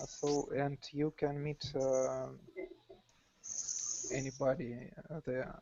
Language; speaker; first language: English; non-native, learner; Russian